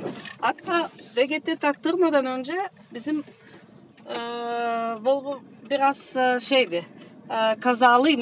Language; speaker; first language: Turkish; early bilingual, heritage; Turkish